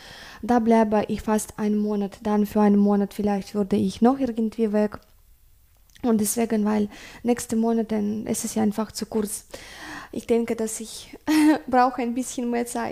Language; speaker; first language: German; non-native, learner; Russian